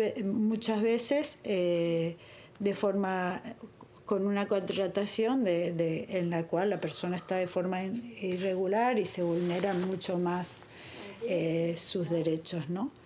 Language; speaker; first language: Spanish; native; Spanish